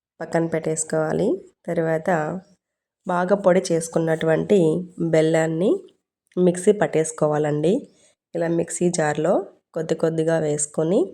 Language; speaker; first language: Telugu; non-native, local second language; Urdu